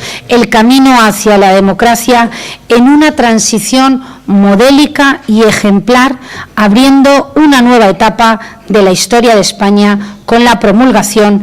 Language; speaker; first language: Spanish; native; Spanish